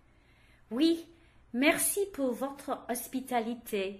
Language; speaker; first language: French; non-native, learner; English